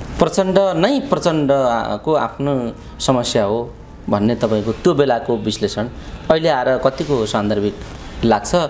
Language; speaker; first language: Nepali; native; Nepali